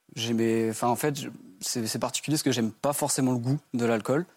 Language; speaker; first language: French; native; French